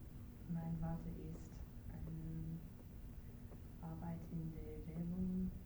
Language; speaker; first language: German; non-native, learner; English